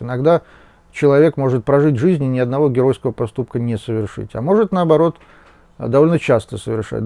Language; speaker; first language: Russian; native; Russian